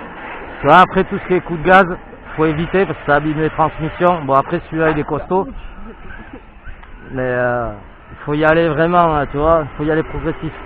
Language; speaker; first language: French; native; French